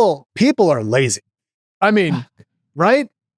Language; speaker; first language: English; native; English